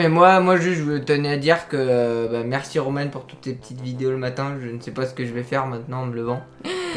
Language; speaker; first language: French; native; French